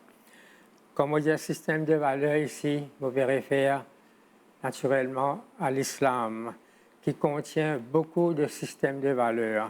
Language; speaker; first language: French; non-native, local second language; Morisyen